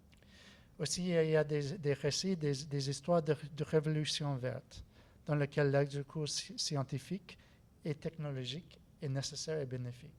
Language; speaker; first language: French; non-native, learner; English